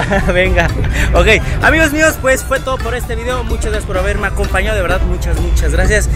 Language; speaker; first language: Spanish; native; Spanish